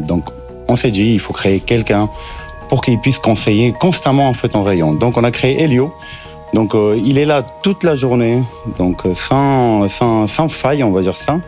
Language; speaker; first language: French; native; French